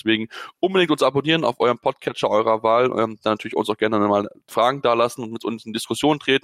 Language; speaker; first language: German; native; German